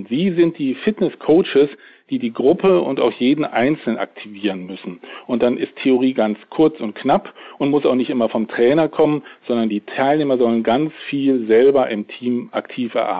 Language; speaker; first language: German; native; German